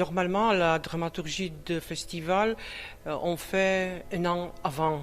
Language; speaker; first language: French; non-native, fluent; Czech